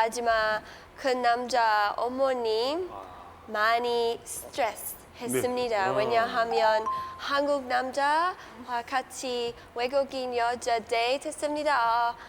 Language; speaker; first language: Korean; non-native, learner; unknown